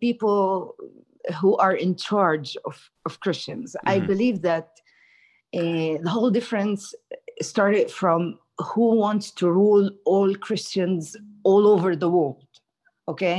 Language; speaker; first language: English; non-native, fluent; Hebrew